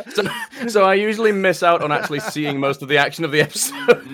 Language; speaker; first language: English; native; English